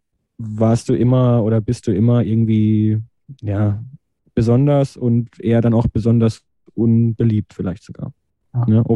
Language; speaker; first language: German; native; German